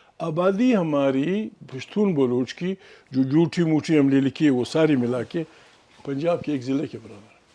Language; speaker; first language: Urdu; non-native, local second language; Pashto